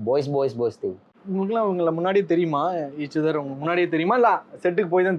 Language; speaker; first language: Tamil; native; Tamil